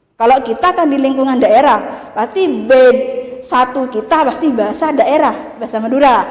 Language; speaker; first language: Indonesian; non-native, local second language; Madurese